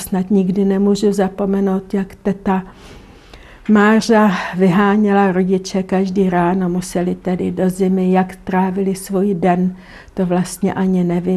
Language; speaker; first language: Czech; non-native, local second language; German